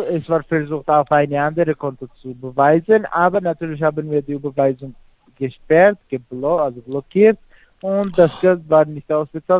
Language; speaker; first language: German; non-native, fluent; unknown